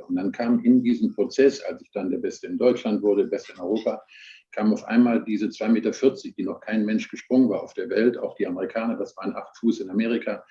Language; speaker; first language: German; native; German